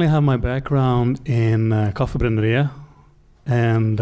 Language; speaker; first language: English; non-native, fluent; Swedish